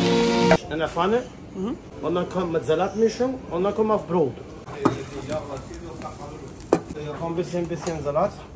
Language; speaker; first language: German; non-native, learner; Turkish